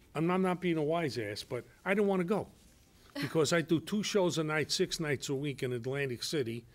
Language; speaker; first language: English; native; English